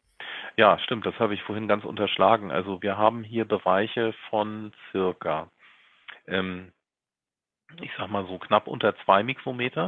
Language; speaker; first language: German; native; German